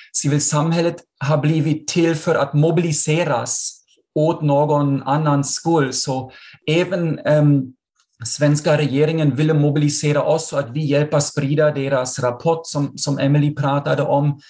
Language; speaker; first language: Swedish; non-native, fluent; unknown